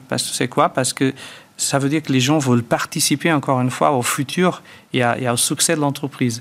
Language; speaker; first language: French; early bilingual, other home language; Portuguese